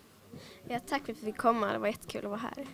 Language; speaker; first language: Swedish; native; Swedish